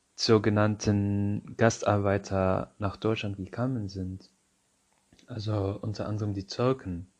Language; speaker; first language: German; non-native, fluent; Arabic